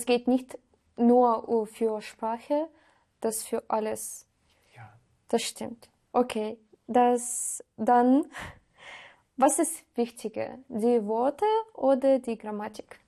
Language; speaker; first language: German; non-native, learner; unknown